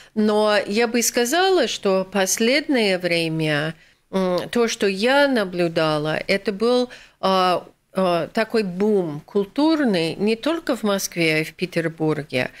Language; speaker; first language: Russian; non-native, fluent; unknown